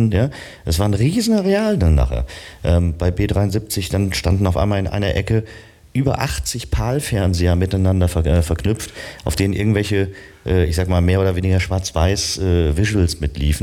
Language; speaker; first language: German; native; German